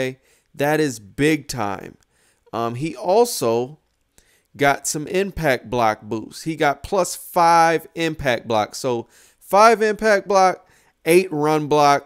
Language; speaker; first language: English; native; English